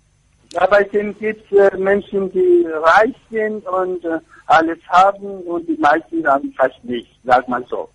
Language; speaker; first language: German; non-native, fluent; Persian